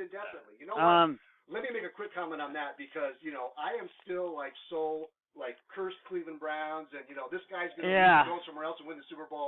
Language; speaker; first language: English; native; English